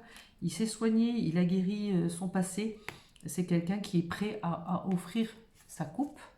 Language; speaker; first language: French; native; French